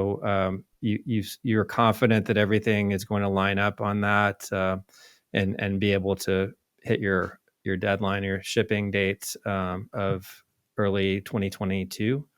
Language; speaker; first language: English; native; English